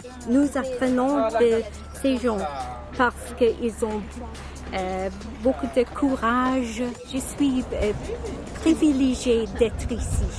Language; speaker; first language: French; non-native, learner; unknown